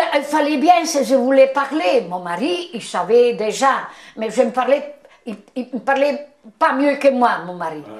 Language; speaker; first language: French; non-native, fluent; Italian